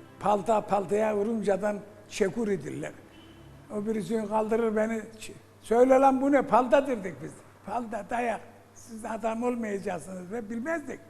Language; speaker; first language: Turkish; early bilingual, heritage; Turkish